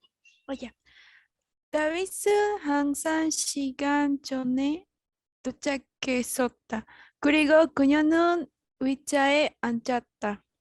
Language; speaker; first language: Korean; non-native, learner; Spanish